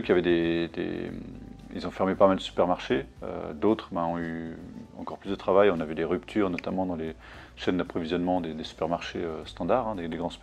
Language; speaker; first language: French; native; French